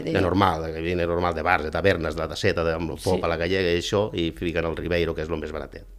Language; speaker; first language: Catalan; early bilingual, other home language; Galician